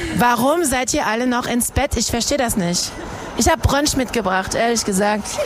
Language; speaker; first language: German; non-native, fluent; French